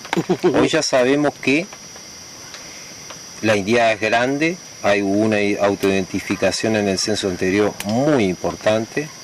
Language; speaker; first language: Spanish; native; Spanish